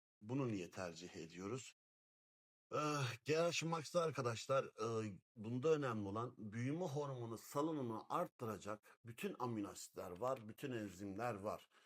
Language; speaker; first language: Turkish; native; Turkish